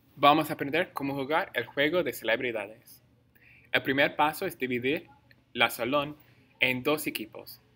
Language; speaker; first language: Spanish; non-native, fluent; English